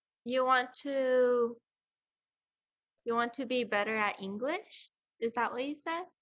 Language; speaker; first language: English; non-native, fluent; Chinese